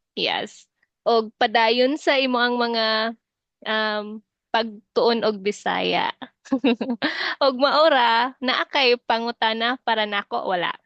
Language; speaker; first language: Cebuano; native; Cebuano